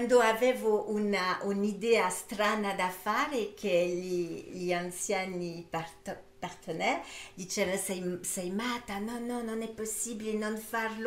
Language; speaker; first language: Italian; early bilingual, heritage; French